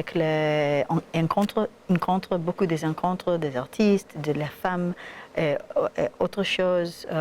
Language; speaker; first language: French; non-native, learner; Hebrew